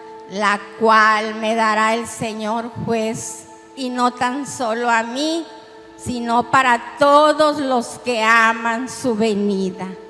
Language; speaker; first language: Spanish; native; Spanish